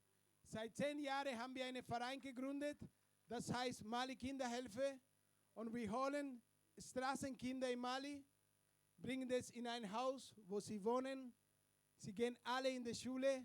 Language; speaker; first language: German; non-native, fluent; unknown